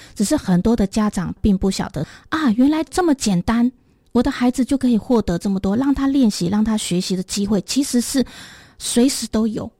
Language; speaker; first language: Chinese; native; Chinese